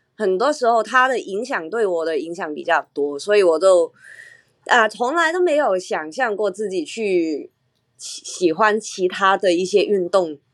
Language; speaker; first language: Chinese; non-native, local second language; Cantonese